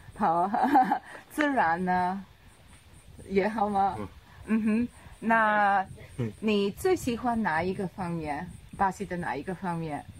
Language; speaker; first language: Chinese; non-native, fluent; Portuguese